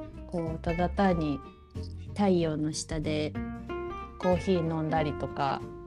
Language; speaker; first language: Japanese; native; Japanese